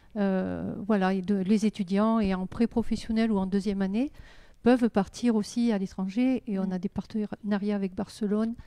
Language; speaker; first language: French; native; French